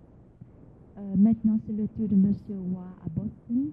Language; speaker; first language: French; non-native, fluent; Vietnamese